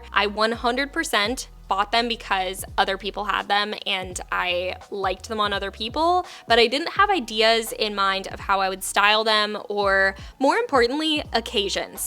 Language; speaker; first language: English; native; English